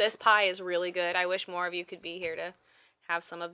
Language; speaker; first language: English; native; English